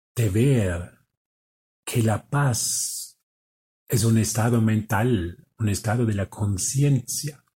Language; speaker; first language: Spanish; non-native, fluent; German